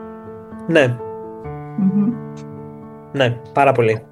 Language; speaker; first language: Greek; non-native, fluent; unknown